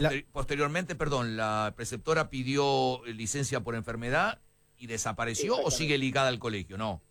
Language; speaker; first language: Spanish; native; Spanish